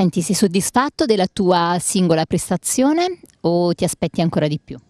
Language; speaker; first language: Italian; native; Italian